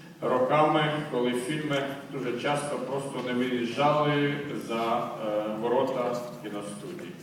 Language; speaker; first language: Ukrainian; native; Ukrainian